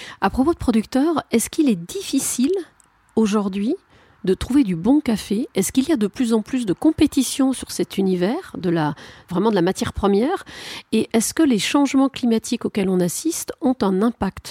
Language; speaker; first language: French; native; French